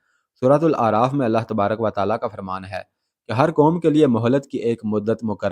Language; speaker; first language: Urdu; native; Urdu